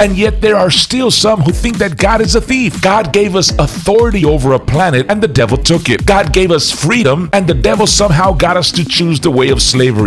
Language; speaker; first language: English; early bilingual, other home language; Spanish